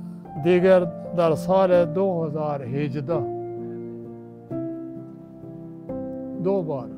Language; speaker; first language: Persian; non-native, fluent; Urdu